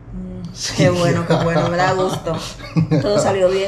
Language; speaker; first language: Spanish; native; Spanish